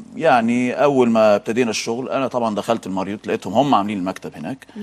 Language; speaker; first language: Arabic; native; Arabic